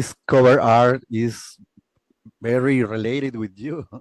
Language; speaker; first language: English; non-native, learner; Spanish